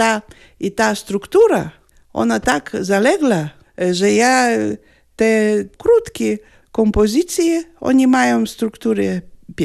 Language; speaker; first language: Polish; non-native, fluent; Lithuanian